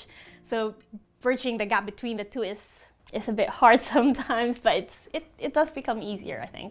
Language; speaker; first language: English; non-native, local second language; Hiligaynon